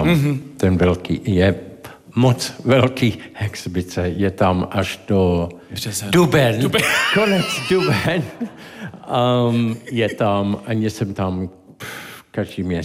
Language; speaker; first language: Czech; non-native, learner; English